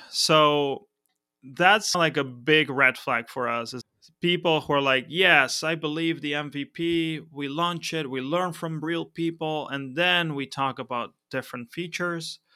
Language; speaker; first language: English; non-native, fluent; Spanish